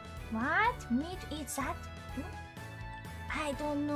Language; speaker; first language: English; non-native, learner; Japanese